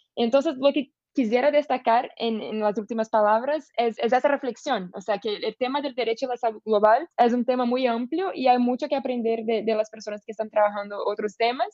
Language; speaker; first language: Spanish; non-native, fluent; Portuguese